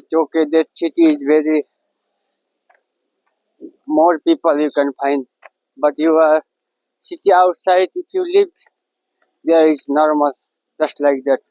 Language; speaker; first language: English; non-native, learner; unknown